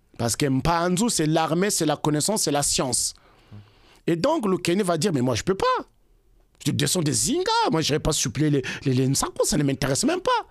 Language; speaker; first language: French; non-native, local second language; Kongo